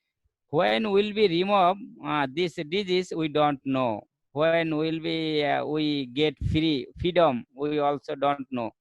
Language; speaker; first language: English; non-native, learner; Bangla